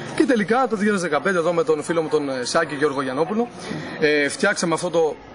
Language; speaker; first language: Greek; native; Greek